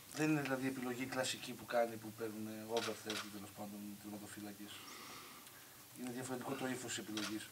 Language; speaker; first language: Greek; native; Greek